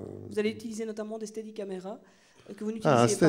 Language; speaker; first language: French; native; French